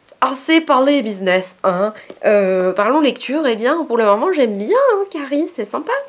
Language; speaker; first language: French; native; French